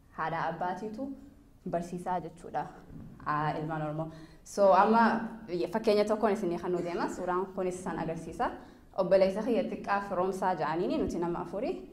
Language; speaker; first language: Oromo; early bilingual, heritage; Oromo